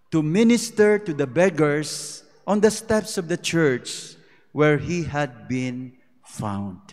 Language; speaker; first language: English; non-native, local second language; Cebuano